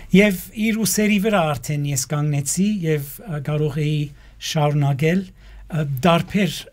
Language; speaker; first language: Armenian; early bilingual, heritage; Armenian